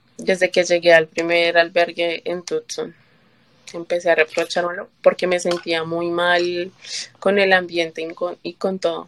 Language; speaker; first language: Spanish; native; Spanish